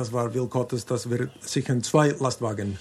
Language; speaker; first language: German; non-native, learner; Finnish